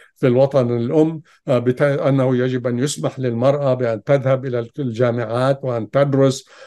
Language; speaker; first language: Arabic; native; Arabic